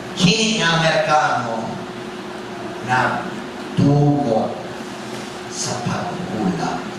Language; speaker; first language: Cebuano; non-native, fluent; English